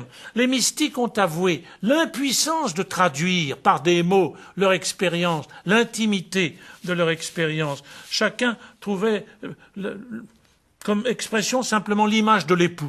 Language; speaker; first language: French; native; French